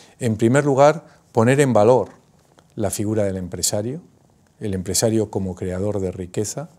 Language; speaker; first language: Spanish; native; Spanish